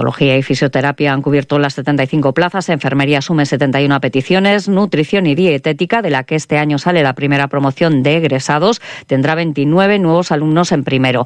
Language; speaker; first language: Spanish; native; Spanish